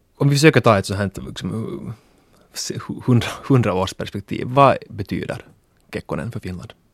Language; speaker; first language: Swedish; native; Swedish